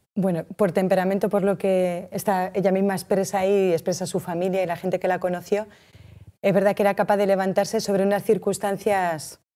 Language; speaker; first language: Spanish; native; Spanish